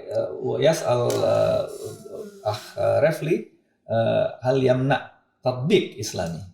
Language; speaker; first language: Arabic; non-native, fluent; Indonesian